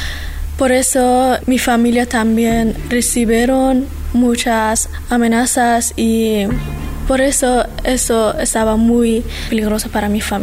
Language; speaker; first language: Spanish; non-native, learner; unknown